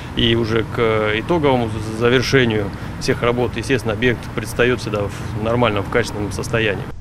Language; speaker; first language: Russian; native; Russian